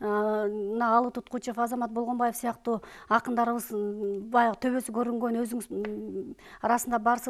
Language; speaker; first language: Kyrgyz; native; Kyrgyz